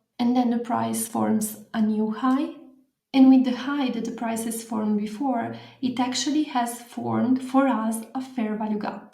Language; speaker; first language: English; non-native, fluent; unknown